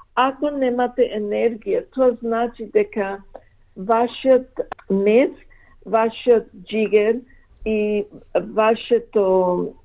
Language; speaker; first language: Macedonian; early bilingual, heritage; Macedonian